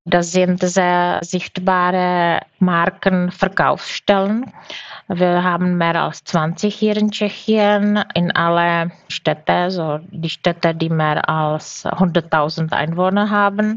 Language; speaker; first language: German; non-native, fluent; Czech